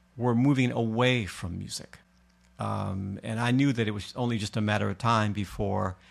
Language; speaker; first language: English; native; English